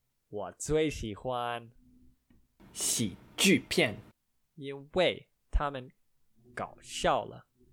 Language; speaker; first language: Chinese; non-native, learner; English